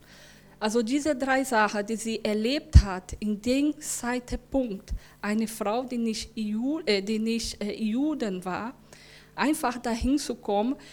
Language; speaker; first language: German; non-native, learner; Portuguese